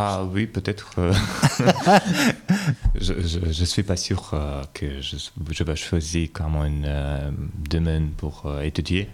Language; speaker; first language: French; non-native, learner; Russian